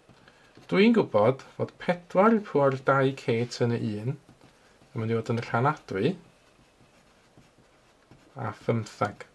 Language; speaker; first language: Welsh; native; Welsh